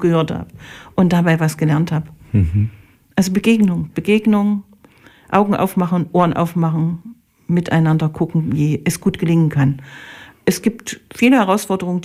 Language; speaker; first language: German; native; German